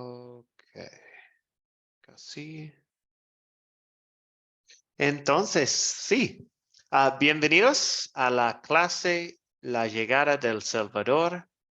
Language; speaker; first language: Spanish; non-native, fluent; English